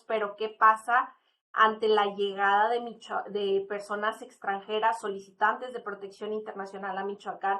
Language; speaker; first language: Spanish; native; Spanish